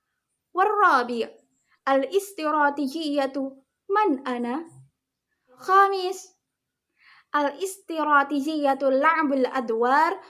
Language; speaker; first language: Arabic; non-native, learner; Indonesian